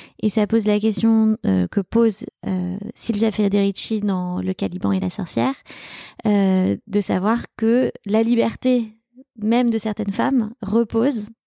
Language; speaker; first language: French; native; French